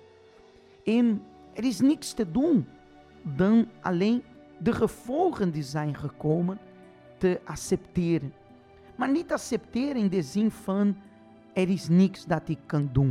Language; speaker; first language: Dutch; non-native, fluent; Portuguese